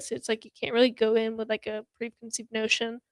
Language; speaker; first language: English; native; English